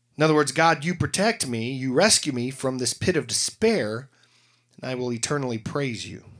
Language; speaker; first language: English; native; English